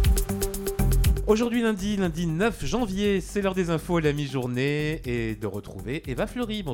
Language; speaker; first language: French; native; French